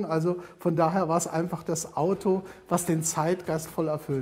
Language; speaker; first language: German; native; German